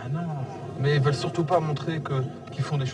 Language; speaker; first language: French; native; French